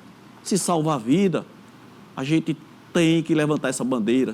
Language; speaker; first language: Portuguese; native; Portuguese